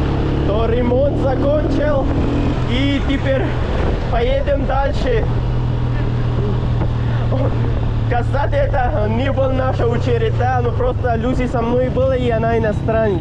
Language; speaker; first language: Russian; non-native, learner; Pashto